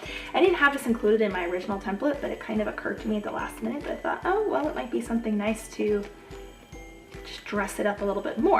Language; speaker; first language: English; native; English